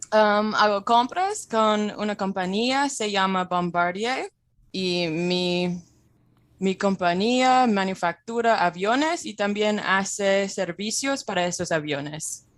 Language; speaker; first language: Spanish; non-native, fluent; English